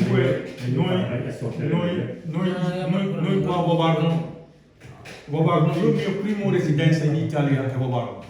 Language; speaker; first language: Italian; non-native, learner; Wolof